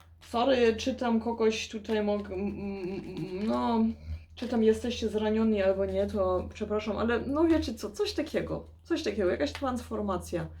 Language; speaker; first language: Polish; early bilingual, heritage; Polish